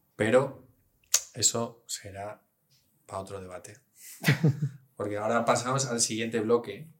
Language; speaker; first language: Spanish; early bilingual, other home language; English